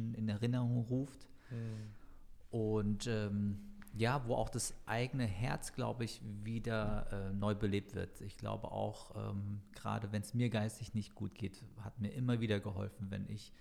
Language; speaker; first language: German; native; German